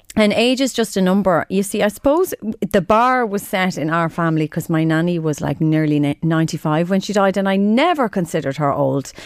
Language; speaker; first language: English; native; English